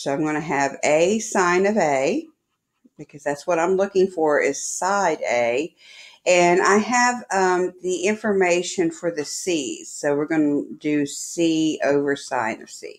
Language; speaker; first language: English; native; English